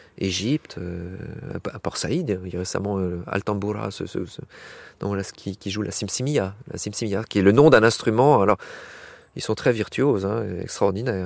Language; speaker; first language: French; native; French